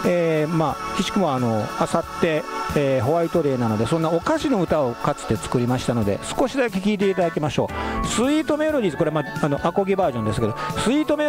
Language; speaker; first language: Japanese; native; Japanese